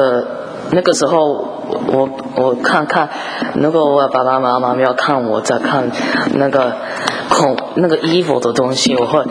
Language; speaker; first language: Chinese; early bilingual, heritage; English